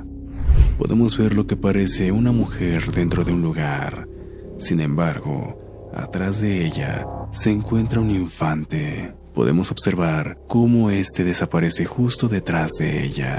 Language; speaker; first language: Spanish; native; Spanish